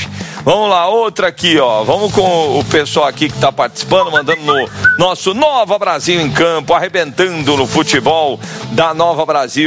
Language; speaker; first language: Portuguese; native; Portuguese